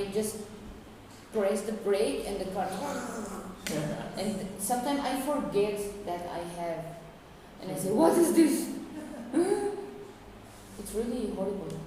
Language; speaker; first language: English; non-native, learner; Portuguese